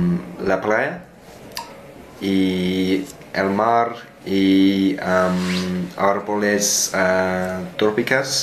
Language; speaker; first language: Spanish; non-native, learner; English